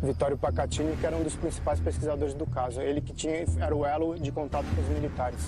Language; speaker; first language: Portuguese; native; Portuguese